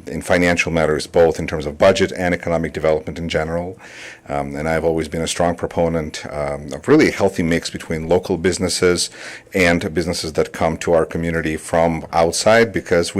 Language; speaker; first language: English; non-native, fluent; Russian